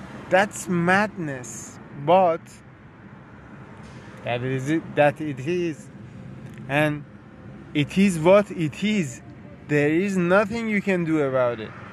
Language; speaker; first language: English; non-native, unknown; Persian